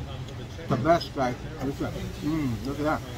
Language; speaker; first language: English; non-native, fluent; Vietnamese